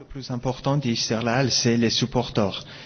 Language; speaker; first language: French; non-native, fluent; Persian